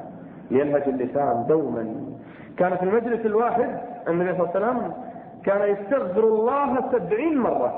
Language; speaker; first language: Arabic; native; Arabic